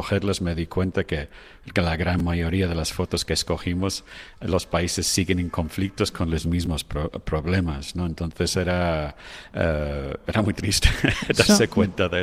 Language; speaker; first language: Spanish; non-native, fluent; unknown